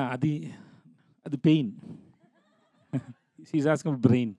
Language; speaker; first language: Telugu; non-native, learner; Tamil